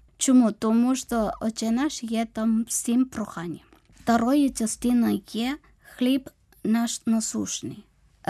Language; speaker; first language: Ukrainian; non-native, learner; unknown